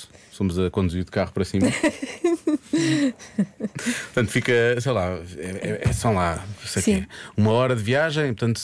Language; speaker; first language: Portuguese; native; Portuguese